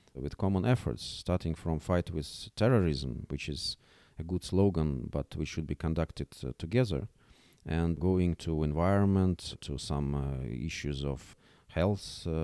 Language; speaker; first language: English; non-native, fluent; Russian